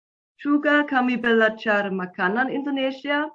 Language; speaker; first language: Indonesian; non-native, learner; German